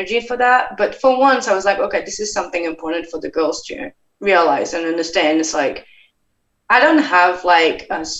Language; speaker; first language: English; non-native, fluent; French